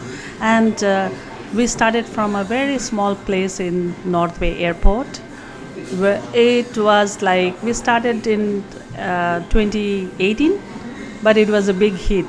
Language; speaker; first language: English; non-native, local second language; Nepali